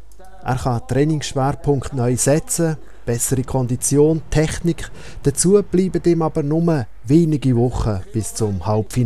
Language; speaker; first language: German; native; German